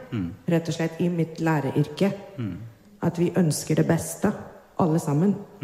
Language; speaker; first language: Norwegian; non-native, fluent; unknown